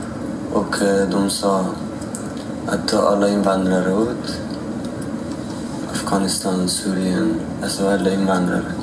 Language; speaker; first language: Swedish; non-native, learner; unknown